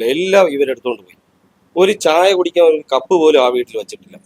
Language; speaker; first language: Malayalam; native; Malayalam